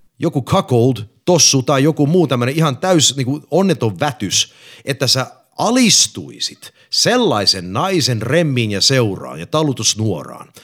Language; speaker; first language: Finnish; early bilingual, heritage; English